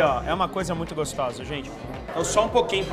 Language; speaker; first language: Portuguese; native; Portuguese